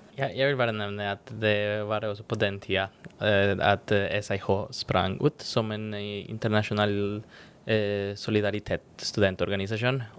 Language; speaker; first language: Norwegian; non-native, fluent; Spanish